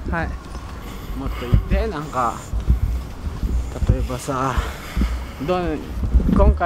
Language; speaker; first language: Japanese; early bilingual, other home language; Filipino